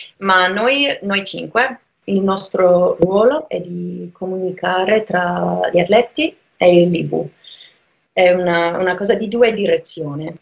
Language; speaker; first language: Italian; non-native, fluent; English